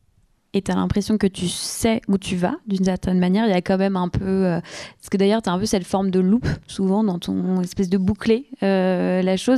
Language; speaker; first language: French; native; French